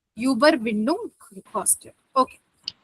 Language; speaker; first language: German; non-native, fluent; Hindi